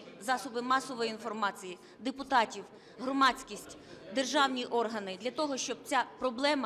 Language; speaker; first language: Ukrainian; native; Ukrainian